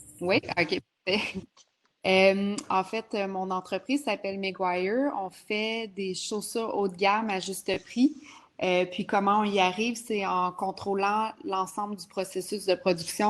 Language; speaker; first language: French; native; French